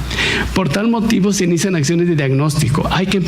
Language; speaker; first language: Spanish; native; Spanish